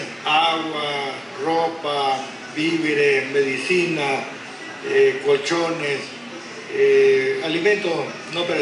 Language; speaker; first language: Spanish; native; Spanish